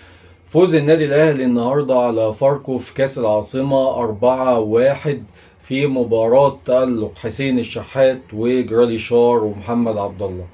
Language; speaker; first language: Arabic; native; Arabic